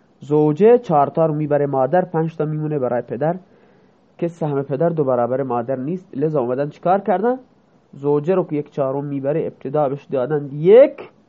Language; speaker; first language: Persian; non-native, local second language; Baluchi